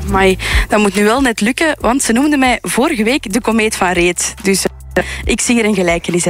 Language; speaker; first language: Dutch; native; Dutch